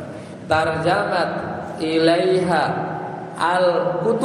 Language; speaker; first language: Arabic; non-native, fluent; Indonesian